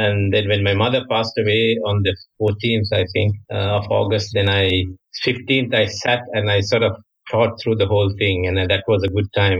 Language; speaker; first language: English; non-native, local second language; Tamil